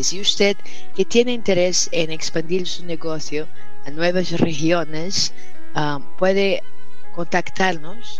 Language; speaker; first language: Spanish; non-native, fluent; Portuguese